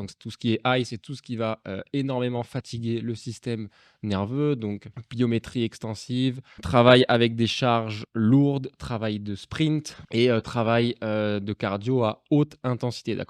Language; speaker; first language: French; native; French